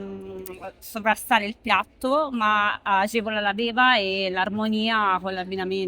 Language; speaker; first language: Italian; native; Italian